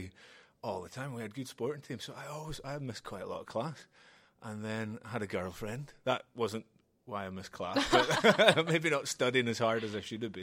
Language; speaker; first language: English; native; English